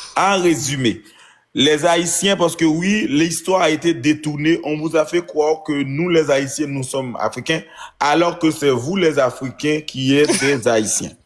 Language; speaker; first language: French; non-native, local second language; Haitian Creole